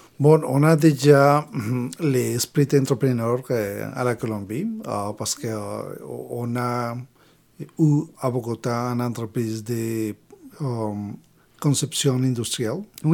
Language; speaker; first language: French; non-native, learner; Spanish